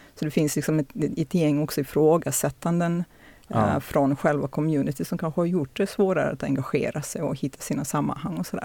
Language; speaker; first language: Swedish; native; Swedish